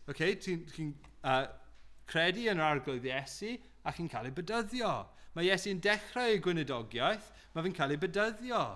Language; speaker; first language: Welsh; non-native, local second language; English